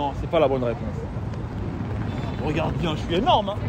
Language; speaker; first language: French; native; French